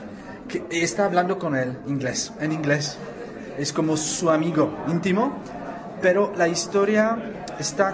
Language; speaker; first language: Spanish; non-native, fluent; Czech